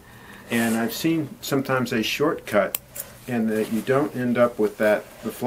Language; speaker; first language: English; native; English